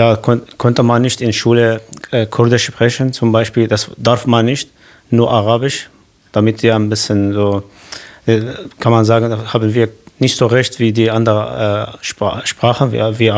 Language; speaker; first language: German; non-native, learner; Kurdish